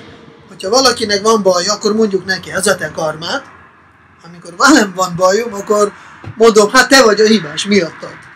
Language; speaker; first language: Hungarian; non-native, fluent; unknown